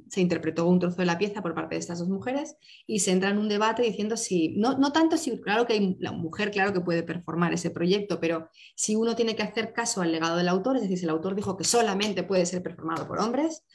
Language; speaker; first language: Spanish; native; Spanish